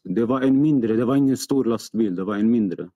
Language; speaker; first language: Swedish; non-native, fluent; Arabic